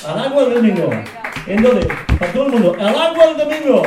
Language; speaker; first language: Spanish; non-native, fluent; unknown